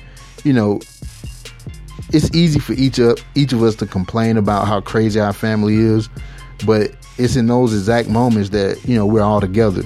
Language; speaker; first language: English; native; English